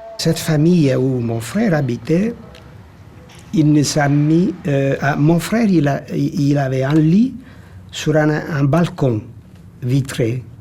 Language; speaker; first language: French; non-native, fluent; Italian